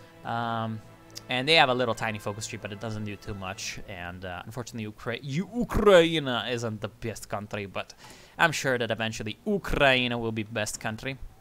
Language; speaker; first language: English; native; English